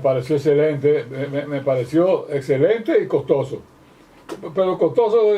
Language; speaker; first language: Spanish; native; Spanish